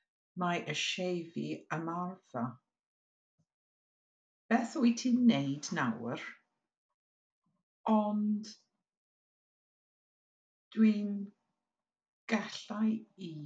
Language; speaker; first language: Welsh; non-native, learner; English